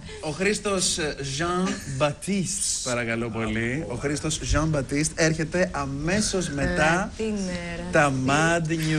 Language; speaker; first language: Greek; native; Greek